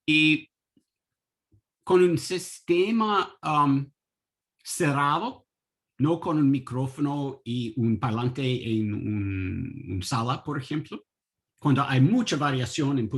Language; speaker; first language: Spanish; non-native, learner; English